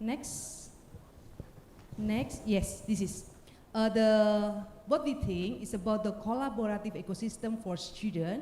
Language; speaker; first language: English; non-native, learner; Indonesian